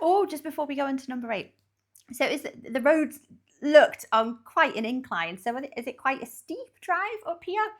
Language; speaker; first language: English; native; English